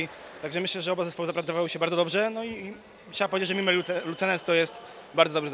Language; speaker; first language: Polish; native; Polish